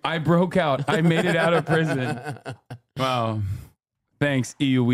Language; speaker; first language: English; native; English